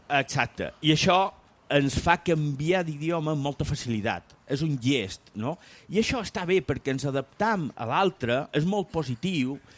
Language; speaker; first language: Catalan; non-native, local second language; Spanish